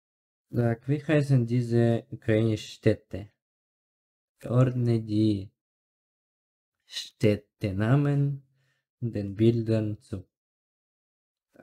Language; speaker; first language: German; non-native, learner; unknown